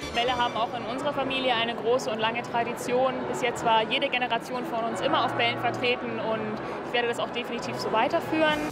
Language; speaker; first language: German; non-native, fluent; English